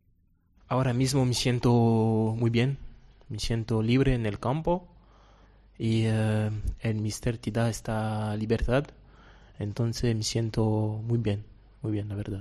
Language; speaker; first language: Spanish; non-native, fluent; Portuguese